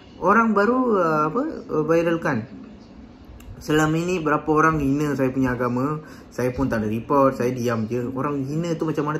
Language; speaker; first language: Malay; non-native, local second language; Tamil